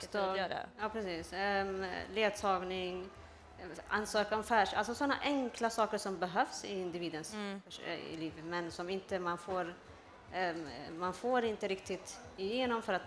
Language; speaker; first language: Swedish; early bilingual, other home language; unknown